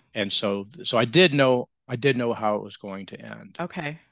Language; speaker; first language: English; native; English